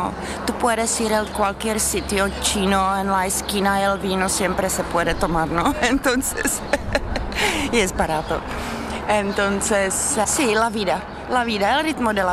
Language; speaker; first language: Spanish; non-native, fluent; Czech